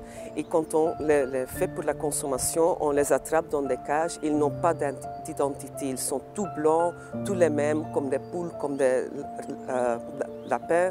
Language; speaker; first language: French; non-native, local second language; Dutch